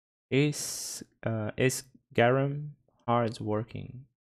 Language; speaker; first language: English; non-native, fluent; Portuguese